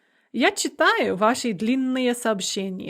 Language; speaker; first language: Russian; non-native, fluent; English